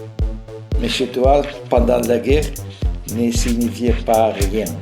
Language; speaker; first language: French; non-native, fluent; Russian